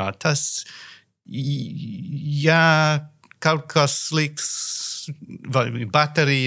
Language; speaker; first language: Latvian; non-native, learner; English